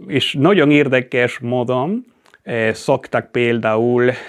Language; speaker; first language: Hungarian; non-native, fluent; Spanish